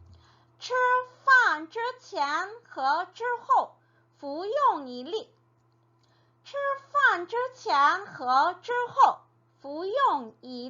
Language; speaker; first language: Chinese; non-native, fluent; Korean